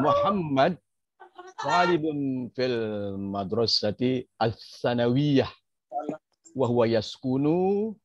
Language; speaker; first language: Arabic; non-native, learner; Indonesian